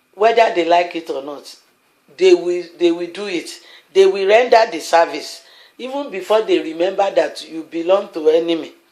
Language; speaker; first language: English; non-native, local second language; Yoruba